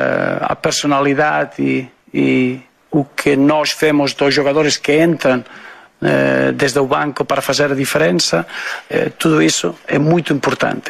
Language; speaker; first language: Portuguese; non-native, fluent; Spanish